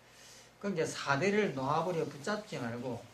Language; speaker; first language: Korean; native; Korean